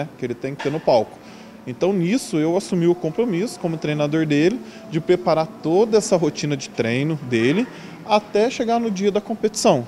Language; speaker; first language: Portuguese; native; Portuguese